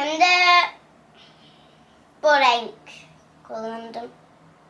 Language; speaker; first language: Turkish; early bilingual, heritage; English